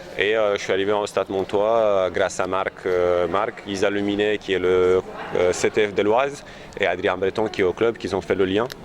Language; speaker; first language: French; non-native, fluent; Romanian